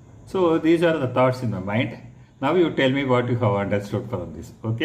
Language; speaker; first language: English; non-native, local second language; Tamil